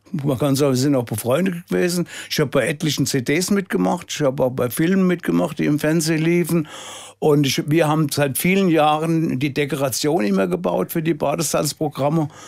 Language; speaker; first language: German; native; German